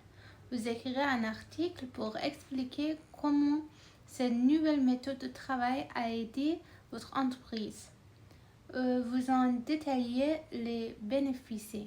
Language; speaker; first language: French; non-native, learner; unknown